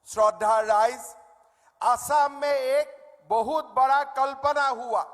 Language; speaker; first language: Hindi; non-native, local second language; Assamese